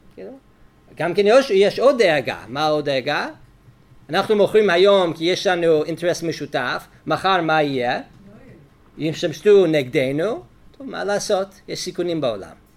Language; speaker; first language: Hebrew; non-native, fluent; English